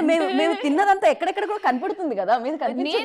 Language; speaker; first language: Telugu; native; Telugu